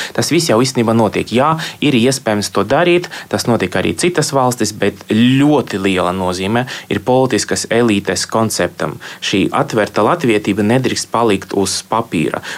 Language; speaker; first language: Latvian; non-native, local second language; Russian